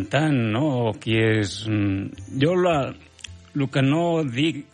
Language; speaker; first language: Catalan; native; Catalan